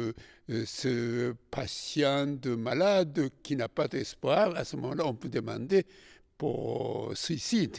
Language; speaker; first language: French; non-native, fluent; Japanese